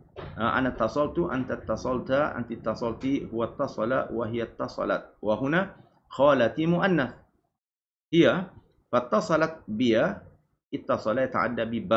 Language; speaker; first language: Arabic; non-native, fluent; Malay